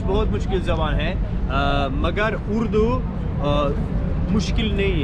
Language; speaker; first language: Hindi; non-native, learner; Turkish